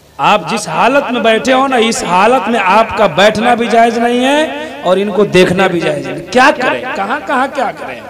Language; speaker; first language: Hindi; native; Hindi